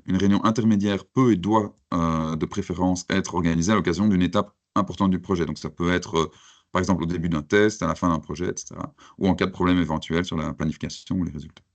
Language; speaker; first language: French; native; French